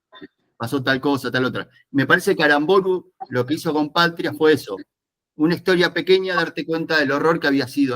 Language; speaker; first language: Spanish; native; Spanish